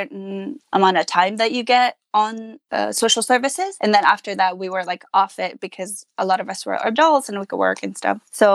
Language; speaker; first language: English; non-native, fluent; Hazaragi